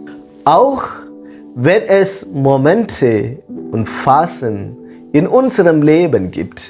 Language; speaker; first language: German; non-native, fluent; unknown